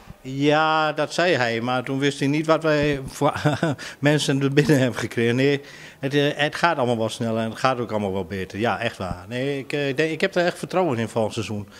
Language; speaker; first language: Dutch; native; Dutch